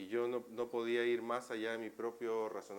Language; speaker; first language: Spanish; native; Spanish